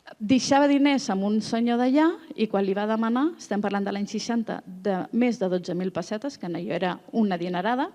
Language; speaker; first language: Catalan; native; Catalan